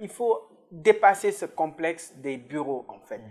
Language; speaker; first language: French; non-native, local second language; Wolof